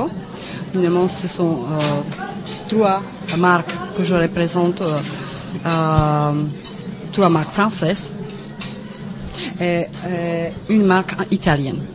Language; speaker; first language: French; non-native, learner; Czech